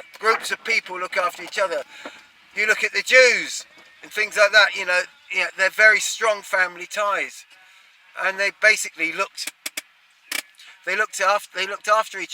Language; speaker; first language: English; native; English